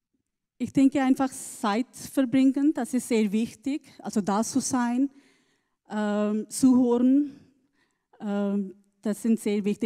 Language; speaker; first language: German; non-native, learner; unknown